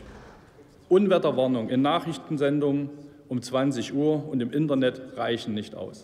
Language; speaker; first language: German; native; German